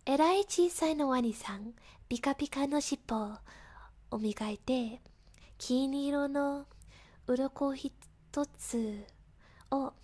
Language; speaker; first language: Japanese; non-native, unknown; English